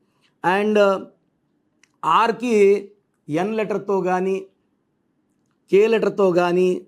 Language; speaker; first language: Telugu; native; Telugu